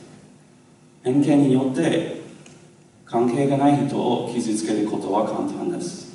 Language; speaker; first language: Japanese; non-native, learner; English